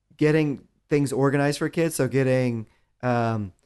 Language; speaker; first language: English; native; English